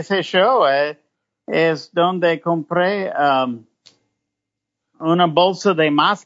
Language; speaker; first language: Spanish; non-native, fluent; English